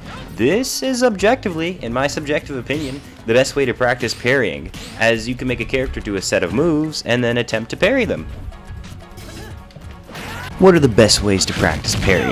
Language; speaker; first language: English; native; English